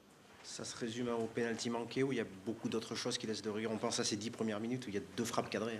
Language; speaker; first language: French; native; French